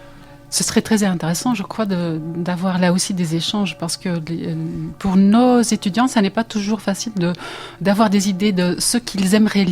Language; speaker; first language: French; non-native, local second language; Dutch